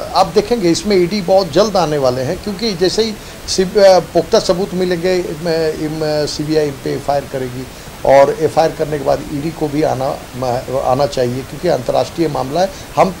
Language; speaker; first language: Hindi; native; Hindi